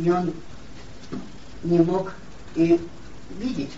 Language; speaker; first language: Polish; non-native, learner; Russian